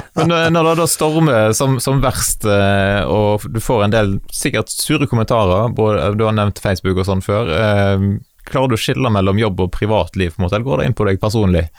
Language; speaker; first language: Norwegian; native; Norwegian